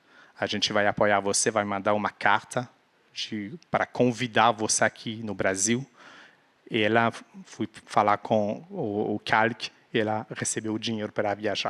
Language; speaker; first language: Portuguese; non-native, fluent; French